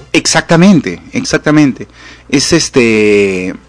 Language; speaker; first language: Spanish; native; Spanish